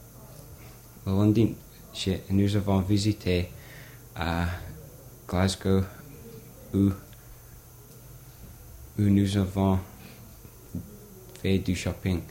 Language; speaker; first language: French; non-native, learner; English